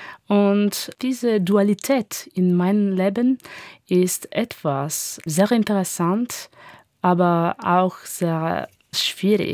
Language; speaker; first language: German; non-native, learner; Italian